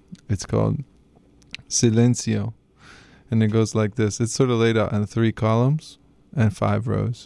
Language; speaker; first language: English; native; English